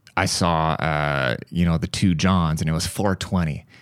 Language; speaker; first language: English; early bilingual, other home language; German